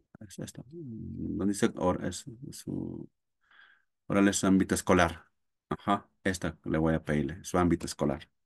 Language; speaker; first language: Spanish; non-native, local second language; Quechua